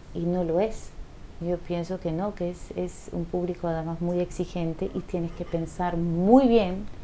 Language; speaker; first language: Spanish; non-native, fluent; Dutch